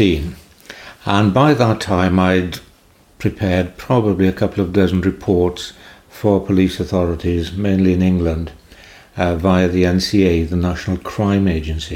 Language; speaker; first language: English; native; English